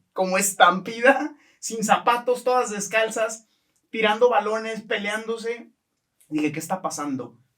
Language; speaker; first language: Spanish; native; Spanish